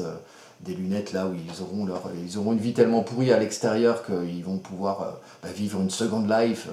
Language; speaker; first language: French; native; French